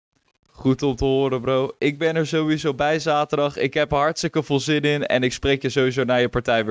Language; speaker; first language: Dutch; native; Dutch